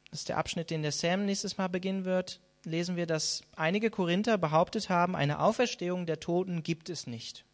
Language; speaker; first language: German; native; German